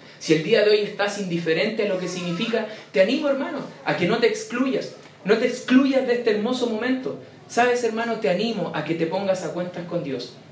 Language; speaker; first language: Spanish; native; Spanish